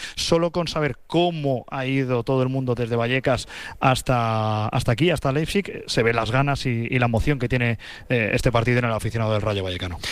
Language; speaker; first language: Spanish; native; Spanish